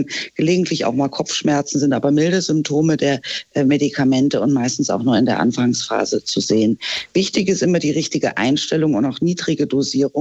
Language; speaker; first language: German; native; German